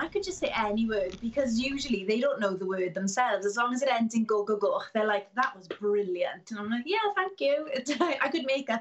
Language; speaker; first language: English; native; English